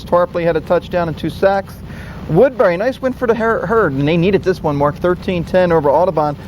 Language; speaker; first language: English; native; English